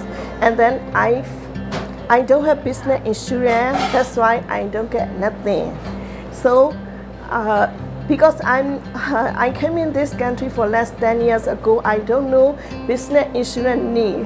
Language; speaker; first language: English; non-native, learner; Burmese